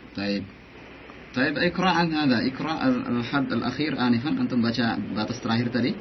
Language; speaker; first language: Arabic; non-native, fluent; Indonesian